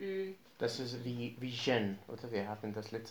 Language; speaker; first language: German; non-native, learner; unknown